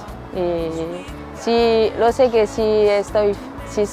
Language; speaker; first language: Spanish; non-native, learner; French